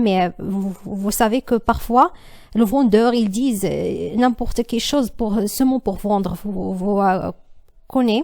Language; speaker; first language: French; non-native, learner; Arabic